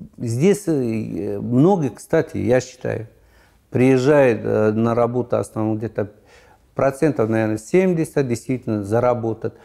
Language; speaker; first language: Russian; non-native, local second language; Tajik